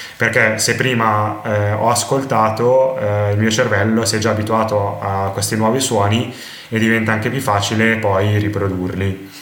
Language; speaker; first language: Italian; native; Italian